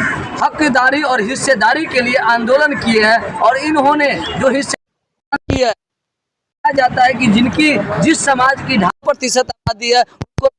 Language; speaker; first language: Hindi; native; Hindi